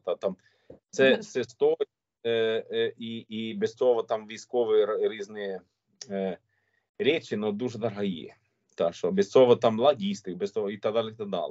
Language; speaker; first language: Ukrainian; non-native, learner; Swedish